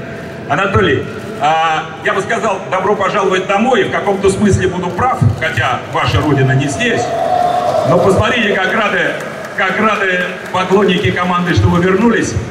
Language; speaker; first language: Russian; native; Russian